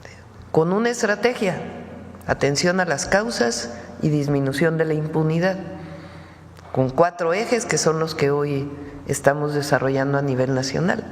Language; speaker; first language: Spanish; native; Spanish